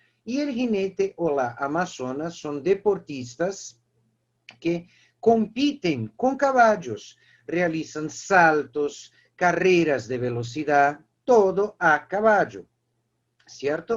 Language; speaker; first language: Spanish; non-native, fluent; Portuguese